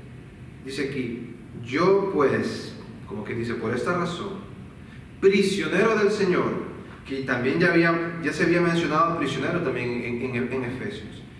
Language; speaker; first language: Spanish; native; Spanish